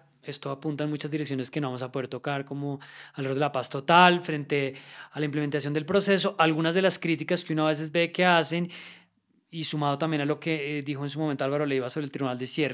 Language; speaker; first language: Spanish; native; Spanish